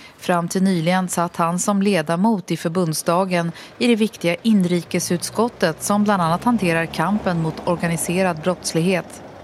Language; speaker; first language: Swedish; native; Swedish